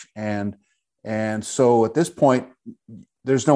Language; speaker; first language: English; native; English